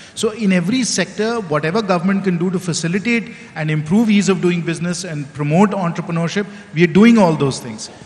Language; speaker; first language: English; non-native, local second language; Hindi